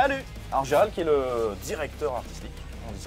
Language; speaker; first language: French; native; French